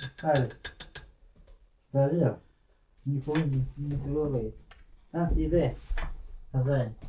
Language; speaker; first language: Russian; non-native, local second language; Yakut